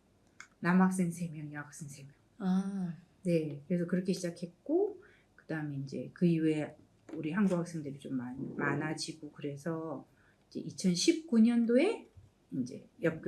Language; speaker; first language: Korean; native; Korean